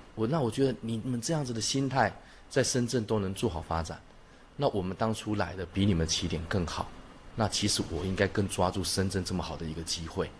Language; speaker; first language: Chinese; native; Chinese